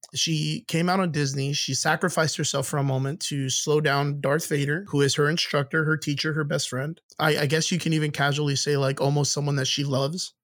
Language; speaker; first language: English; native; English